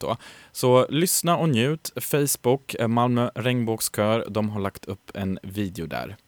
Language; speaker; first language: Swedish; native; Swedish